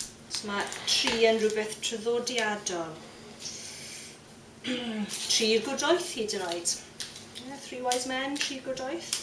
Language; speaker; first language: Welsh; non-native, fluent; English